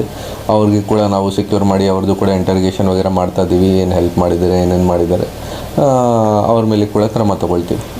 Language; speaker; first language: Kannada; non-native, fluent; Hindi